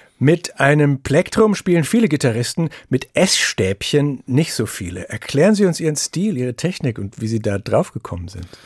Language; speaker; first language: German; native; German